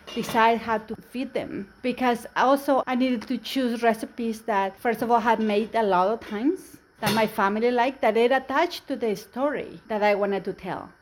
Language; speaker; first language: English; non-native, fluent; Spanish